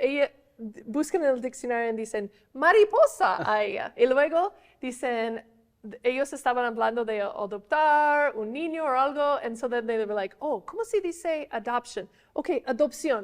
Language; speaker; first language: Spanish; non-native, fluent; English